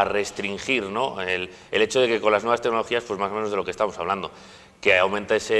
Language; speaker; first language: Spanish; native; Spanish